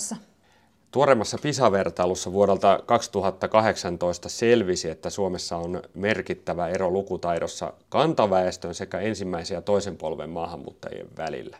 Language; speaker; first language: Finnish; native; Finnish